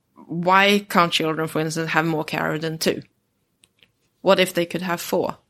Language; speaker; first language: English; early bilingual, other home language; Swedish